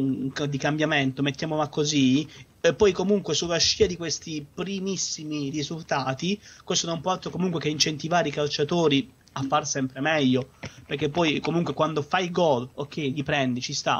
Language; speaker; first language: Italian; native; Italian